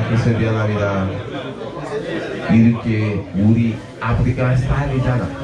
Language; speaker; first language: Korean; non-native, learner; Igbo